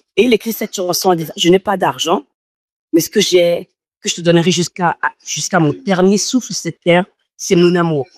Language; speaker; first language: French; non-native, local second language; Fon